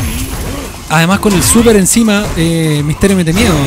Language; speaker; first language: Spanish; native; Spanish